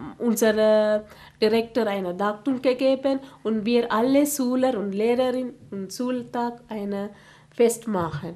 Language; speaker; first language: German; non-native, learner; Tamil